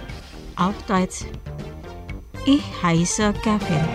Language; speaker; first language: German; non-native, fluent; Indonesian